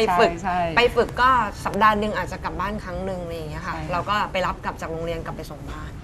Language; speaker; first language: Thai; native; Thai